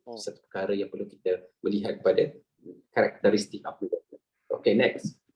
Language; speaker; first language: Malay; native; Malay